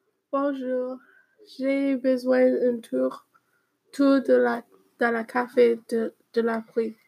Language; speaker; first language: French; non-native, learner; English